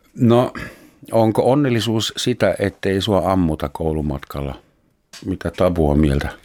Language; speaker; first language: Finnish; non-native, fluent; German